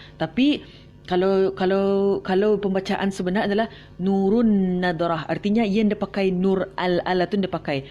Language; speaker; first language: Malay; native; Malay